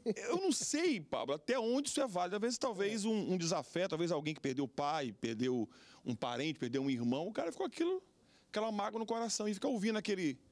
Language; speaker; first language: Portuguese; native; Portuguese